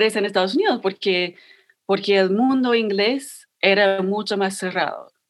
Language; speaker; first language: Spanish; non-native, fluent; English